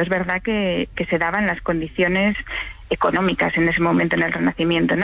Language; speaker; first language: Spanish; native; Spanish